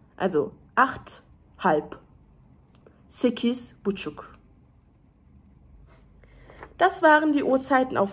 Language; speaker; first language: German; early bilingual, other home language; Turkish